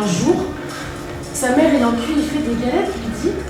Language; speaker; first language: French; native; French